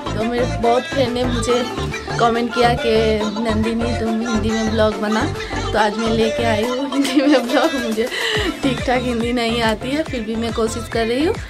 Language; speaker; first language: Hindi; non-native, local second language; Bangla